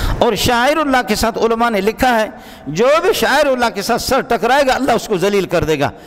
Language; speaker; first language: Urdu; non-native, local second language; Brahui